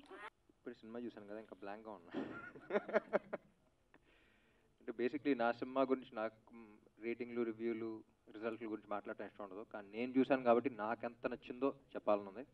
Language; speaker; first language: Telugu; native; Telugu